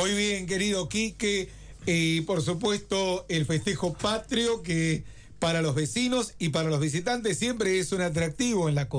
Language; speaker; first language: Spanish; native; Spanish